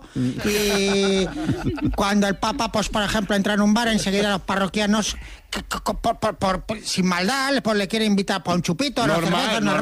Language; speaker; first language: Spanish; native; Spanish